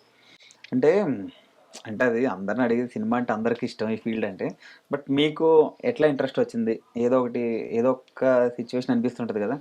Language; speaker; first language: Telugu; native; Telugu